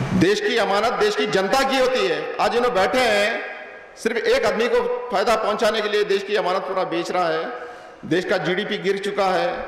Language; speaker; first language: Hindi; non-native, local second language; Punjabi